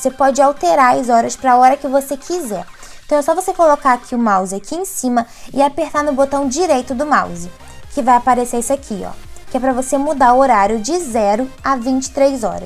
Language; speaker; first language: Portuguese; native; Portuguese